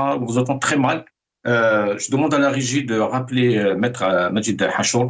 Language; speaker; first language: French; non-native, local second language; Arabic